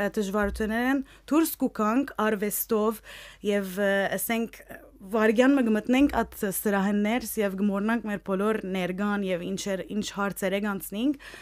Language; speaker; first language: Armenian; early bilingual, heritage; Armenian